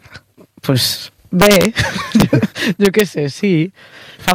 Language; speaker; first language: Catalan; non-native, learner; Spanish